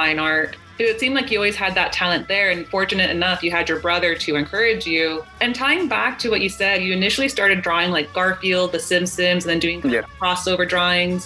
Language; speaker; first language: English; early bilingual, other home language; Spanish